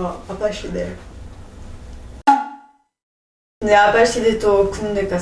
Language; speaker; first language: Korean; non-native, learner; French